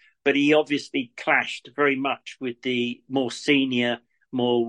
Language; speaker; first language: English; native; English